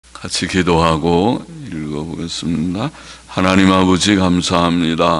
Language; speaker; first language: Korean; native; Korean